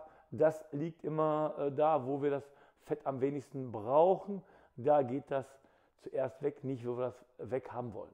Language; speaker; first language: German; native; German